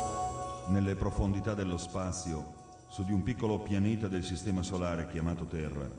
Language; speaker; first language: Italian; native; Italian